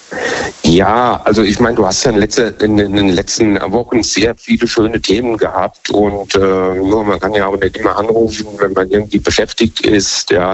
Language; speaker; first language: German; native; German